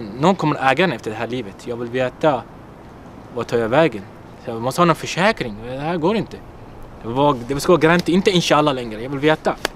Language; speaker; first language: Swedish; non-native, fluent; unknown